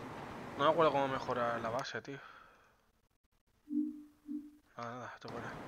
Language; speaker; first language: Spanish; native; Spanish